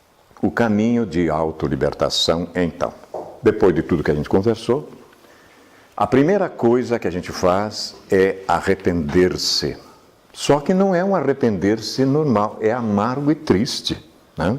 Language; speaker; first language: Portuguese; native; Portuguese